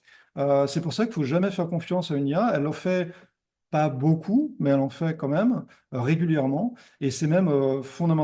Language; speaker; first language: French; native; French